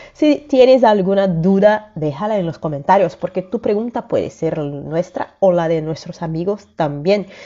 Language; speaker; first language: Spanish; non-native, fluent; Portuguese